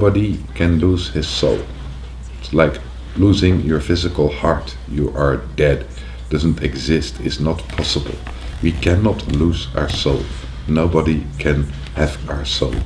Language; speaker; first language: English; non-native, fluent; Dutch